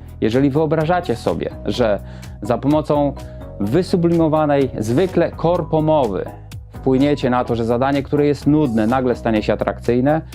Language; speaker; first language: Polish; native; Polish